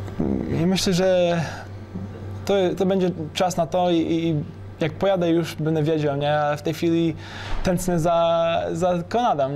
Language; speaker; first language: Polish; early bilingual, heritage; English